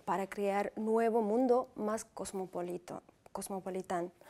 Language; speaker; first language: Spanish; non-native, fluent; Uzbek